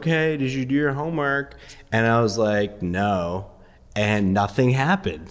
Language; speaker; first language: English; early bilingual, other home language; Persian